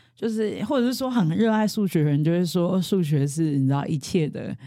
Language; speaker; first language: Chinese; non-native, local second language; Hakka Chinese